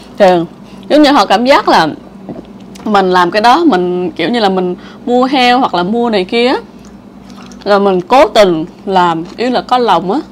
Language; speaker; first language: Vietnamese; non-native, local second language; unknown